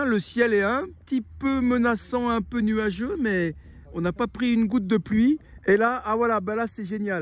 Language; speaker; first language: French; native; French